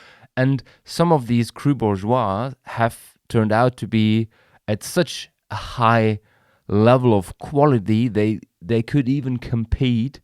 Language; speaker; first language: English; non-native, fluent; German